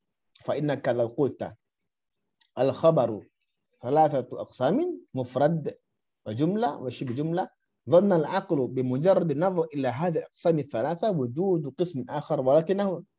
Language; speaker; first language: Arabic; non-native, fluent; Indonesian